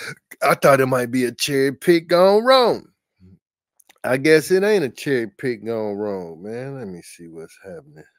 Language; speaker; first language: English; native; English